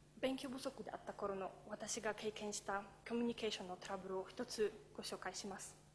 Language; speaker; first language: Japanese; non-native, fluent; Polish